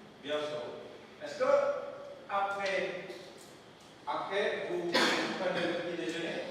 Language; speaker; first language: French; non-native, fluent; Indonesian